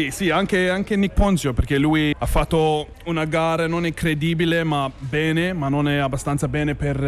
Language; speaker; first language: Italian; non-native, learner; English